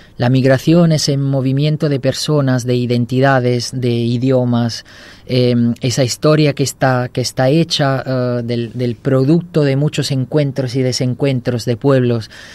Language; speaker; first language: Spanish; non-native, fluent; Italian